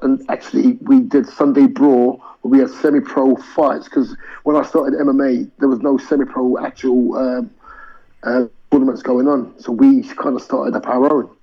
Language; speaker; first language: English; native; English